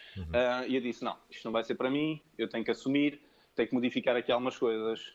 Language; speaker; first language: Portuguese; early bilingual, other home language; French